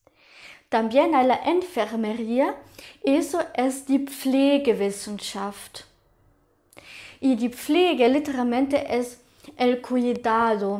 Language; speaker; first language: Spanish; non-native, fluent; German